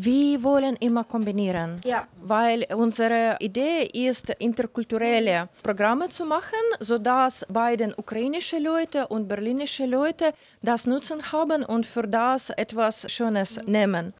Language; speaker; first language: German; non-native, learner; Ukrainian